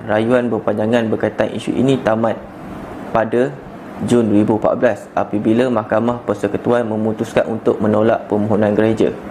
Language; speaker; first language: Malay; native; Malay